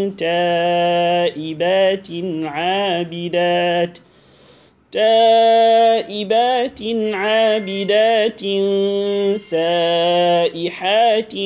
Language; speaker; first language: Arabic; non-native, fluent; Hausa